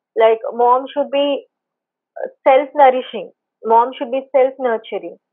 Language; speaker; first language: English; non-native, local second language; Telugu